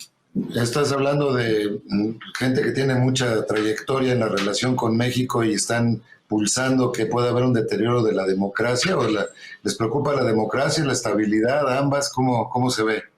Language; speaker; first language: Spanish; native; Spanish